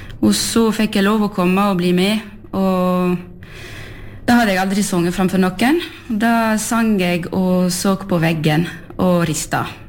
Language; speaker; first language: Norwegian; early bilingual, heritage; Norwegian